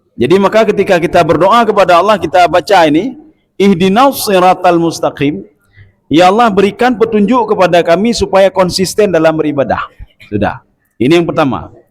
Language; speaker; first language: Malay; non-native, local second language; Achinese